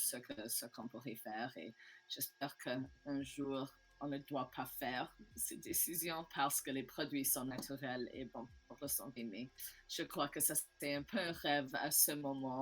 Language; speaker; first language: French; non-native, learner; English